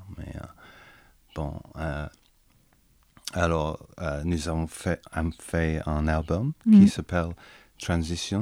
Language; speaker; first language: French; non-native, learner; English